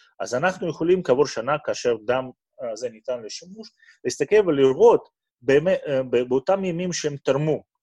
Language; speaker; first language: Hebrew; non-native, fluent; Russian